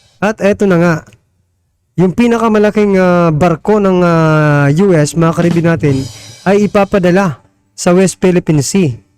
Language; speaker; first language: Filipino; non-native, local second language; Waray